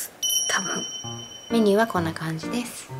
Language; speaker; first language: Japanese; native; Japanese